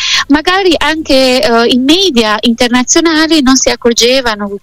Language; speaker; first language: Italian; non-native, fluent; Albanian